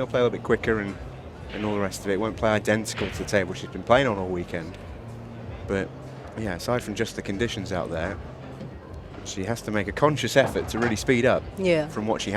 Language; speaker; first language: English; native; English